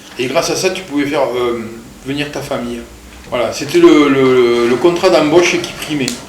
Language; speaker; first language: French; early bilingual, other home language; Portuguese